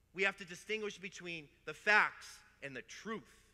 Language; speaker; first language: English; native; English